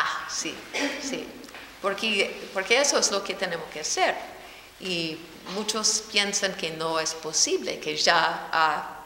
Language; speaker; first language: Spanish; non-native, fluent; English